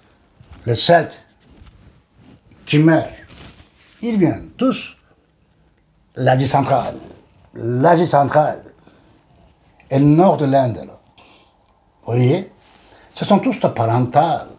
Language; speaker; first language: French; non-native, learner; Turkish